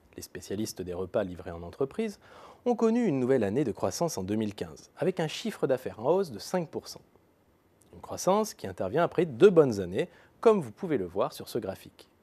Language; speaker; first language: French; native; French